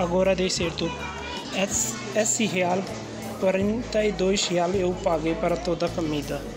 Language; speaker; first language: Portuguese; non-native, learner; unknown